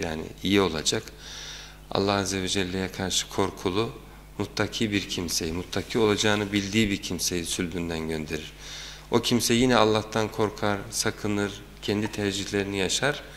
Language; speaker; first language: Turkish; native; Turkish